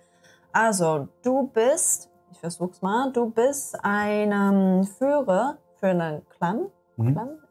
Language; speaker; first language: German; non-native, learner; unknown